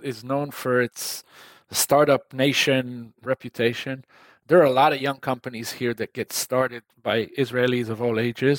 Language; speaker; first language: English; non-native, fluent; Hebrew